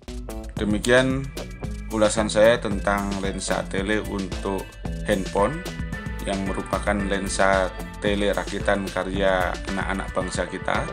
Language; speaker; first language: Indonesian; native; Indonesian